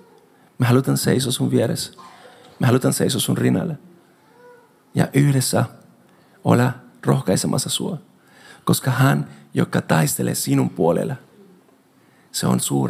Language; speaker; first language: Finnish; non-native, fluent; Spanish